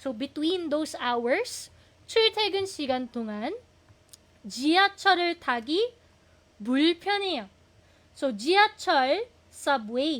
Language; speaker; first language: Korean; non-native, fluent; Filipino